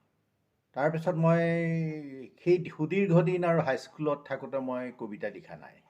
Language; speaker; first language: Assamese; native; Assamese